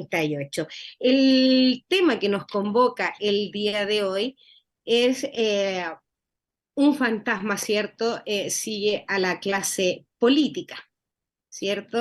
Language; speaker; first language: Spanish; native; Spanish